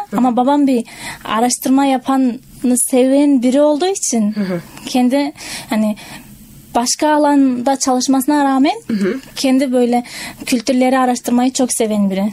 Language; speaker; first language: Turkish; non-native, fluent; Kazakh